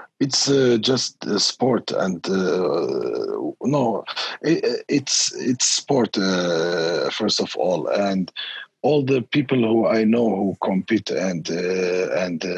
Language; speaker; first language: English; non-native, fluent; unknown